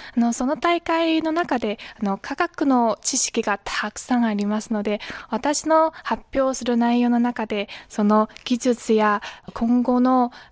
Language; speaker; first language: Japanese; non-native, learner; Chinese